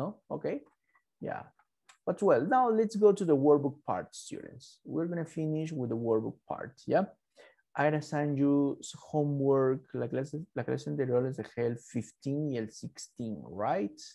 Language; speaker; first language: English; non-native, fluent; Spanish